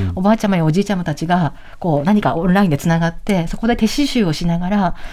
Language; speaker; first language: Japanese; native; Japanese